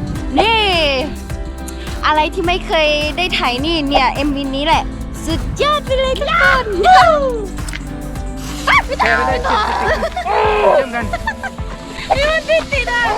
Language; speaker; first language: Thai; non-native, local second language; Akha